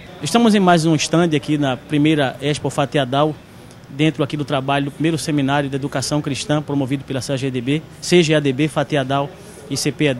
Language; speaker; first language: Portuguese; native; Portuguese